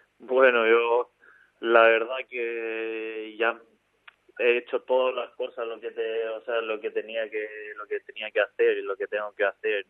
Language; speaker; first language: Spanish; non-native, fluent; Albanian